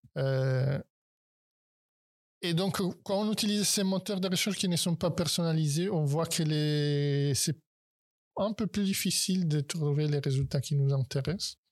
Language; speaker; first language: French; non-native, fluent; Italian